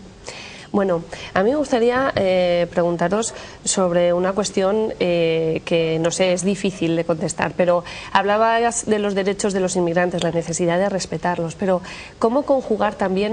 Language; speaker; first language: Spanish; native; Spanish